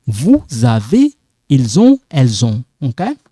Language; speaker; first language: French; non-native, local second language; Lingala